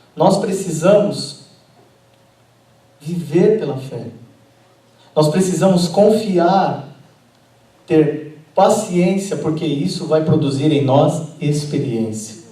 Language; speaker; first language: Portuguese; native; Portuguese